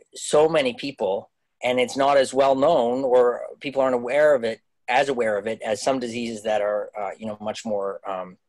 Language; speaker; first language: English; native; English